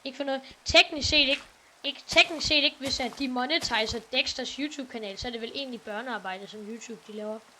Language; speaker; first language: Danish; native; Danish